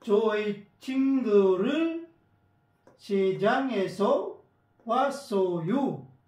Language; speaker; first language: Korean; non-native, learner; Filipino